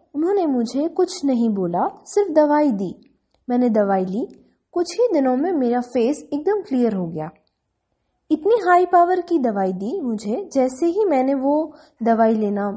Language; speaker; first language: Hindi; non-native, local second language; Gujarati